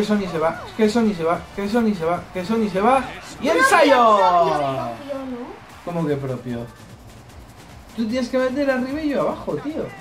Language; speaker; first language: Spanish; native; Spanish